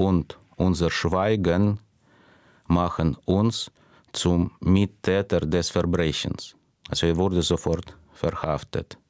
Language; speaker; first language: German; non-native, fluent; Russian